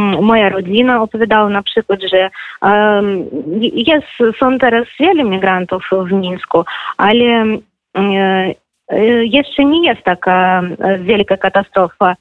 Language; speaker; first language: Polish; non-native, fluent; Belarusian